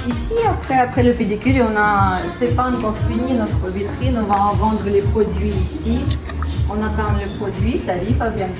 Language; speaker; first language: French; non-native, learner; Russian